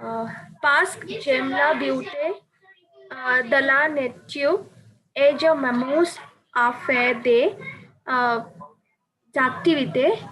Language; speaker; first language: French; non-native, learner; Hindi